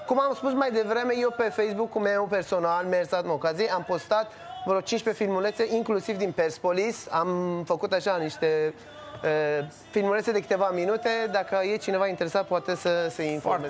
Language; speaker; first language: Romanian; non-native, fluent; Persian